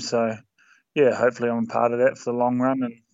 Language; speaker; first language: English; native; English